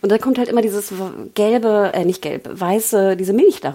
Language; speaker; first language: German; native; German